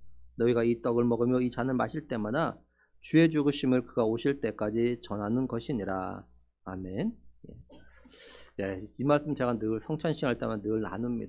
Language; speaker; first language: Korean; native; Korean